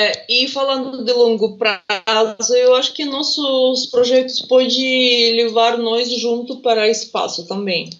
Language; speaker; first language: Portuguese; non-native, fluent; Russian